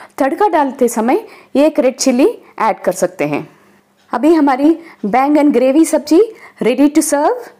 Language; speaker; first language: Hindi; non-native, local second language; Telugu